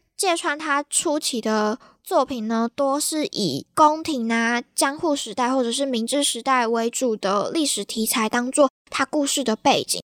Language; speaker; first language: Chinese; native; Chinese